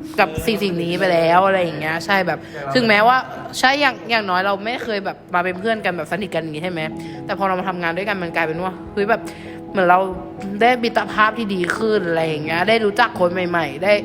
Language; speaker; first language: Thai; native; Thai